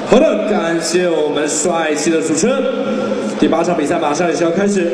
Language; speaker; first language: Chinese; native; Chinese